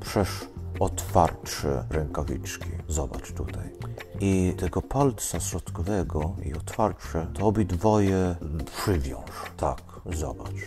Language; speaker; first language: Polish; early bilingual, heritage; Polish